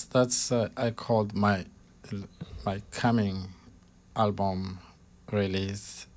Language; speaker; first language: English; non-native, fluent; Malagasy